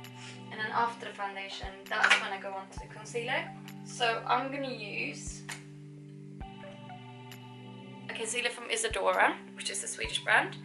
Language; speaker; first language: English; non-native, fluent; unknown